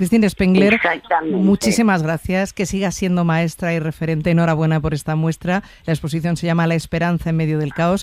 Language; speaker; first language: Spanish; native; Spanish